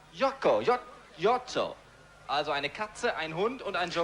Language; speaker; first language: German; native; German